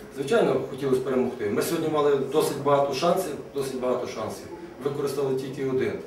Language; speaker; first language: Ukrainian; native; Ukrainian